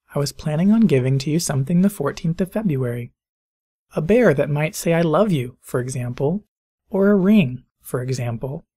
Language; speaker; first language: English; native; English